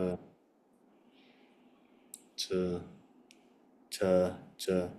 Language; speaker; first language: Chinese; non-native, learner; Indonesian